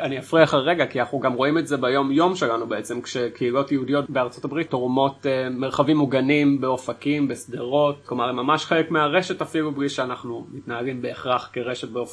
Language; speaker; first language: Hebrew; native; Hebrew